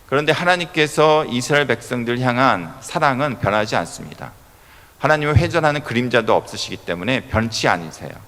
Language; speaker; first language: Korean; native; Korean